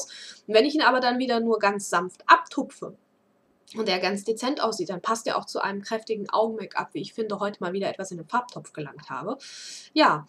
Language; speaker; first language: German; native; German